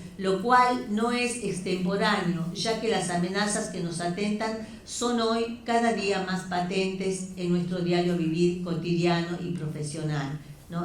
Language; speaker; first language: Spanish; native; Spanish